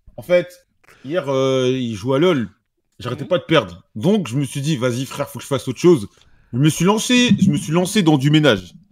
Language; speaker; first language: French; native; French